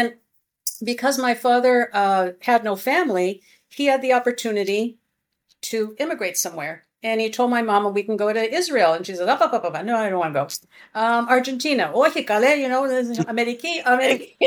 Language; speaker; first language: English; early bilingual, other home language; Greek